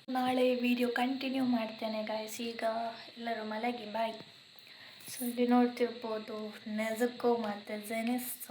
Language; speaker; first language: Kannada; non-native, local second language; Tulu